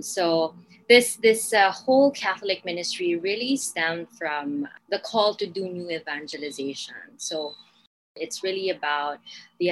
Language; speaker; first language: English; non-native, local second language; Filipino